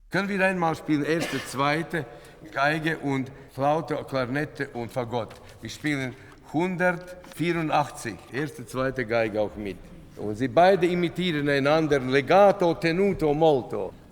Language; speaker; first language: German; non-native, fluent; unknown